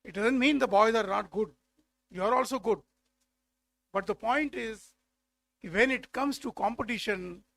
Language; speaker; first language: English; non-native, local second language; Marathi